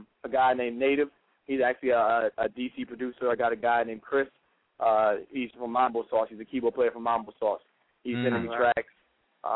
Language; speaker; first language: English; native; English